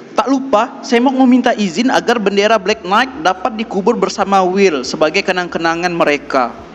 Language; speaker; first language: Indonesian; native; Indonesian